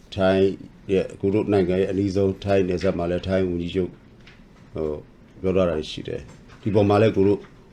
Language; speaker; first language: Burmese; non-native, local second language; S'gaw Karen